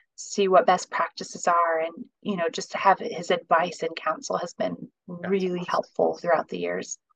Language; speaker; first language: English; native; English